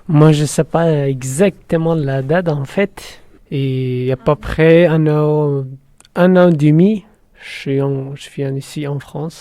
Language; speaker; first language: French; non-native, learner; Persian